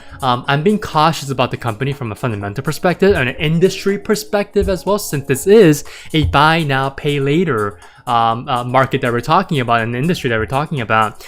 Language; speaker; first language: English; native; English